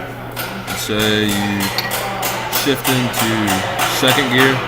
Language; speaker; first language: English; native; English